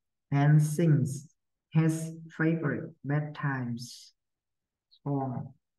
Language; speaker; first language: English; non-native, fluent; Vietnamese